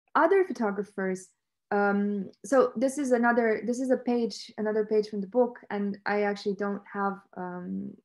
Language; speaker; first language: English; non-native, fluent; Romanian